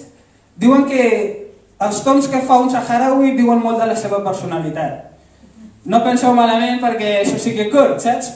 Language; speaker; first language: Catalan; early bilingual, other home language; Arabic